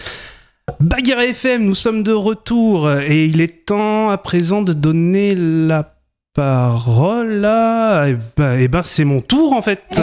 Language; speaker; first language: French; native; French